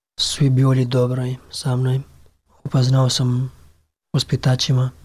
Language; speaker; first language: Serbian; non-native, learner; Pashto